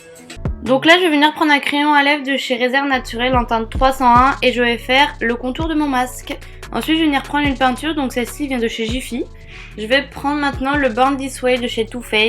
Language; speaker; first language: French; native; French